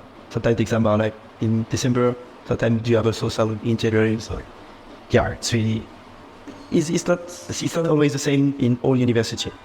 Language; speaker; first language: English; non-native, fluent; French